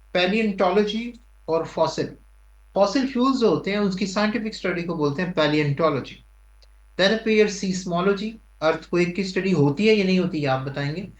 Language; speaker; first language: Urdu; non-native, local second language; Punjabi